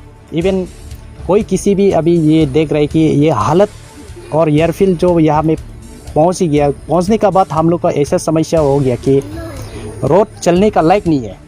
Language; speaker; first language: Hindi; non-native, local second language; Karbi